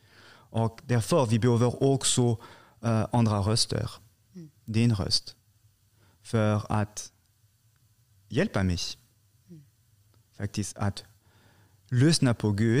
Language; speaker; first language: Swedish; non-native, fluent; French